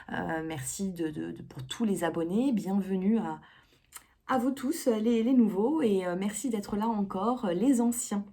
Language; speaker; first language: French; native; French